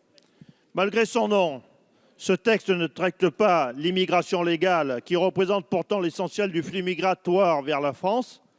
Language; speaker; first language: French; native; French